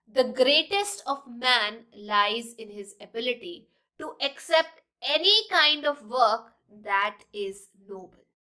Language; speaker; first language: English; non-native, local second language; Punjabi